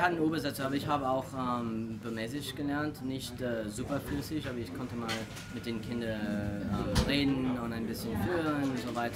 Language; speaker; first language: German; non-native, learner; English